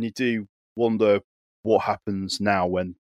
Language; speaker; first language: English; native; English